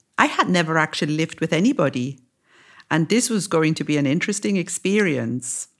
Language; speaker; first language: English; non-native, fluent; German